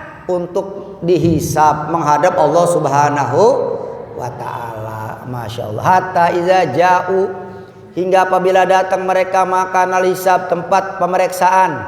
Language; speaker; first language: Malay; native; Malay